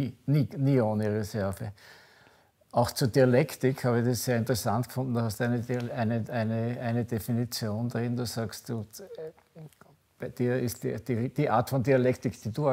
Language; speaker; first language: German; native; German